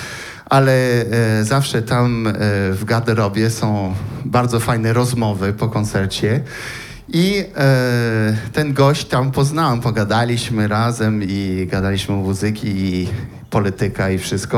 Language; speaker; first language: Polish; non-native, learner; French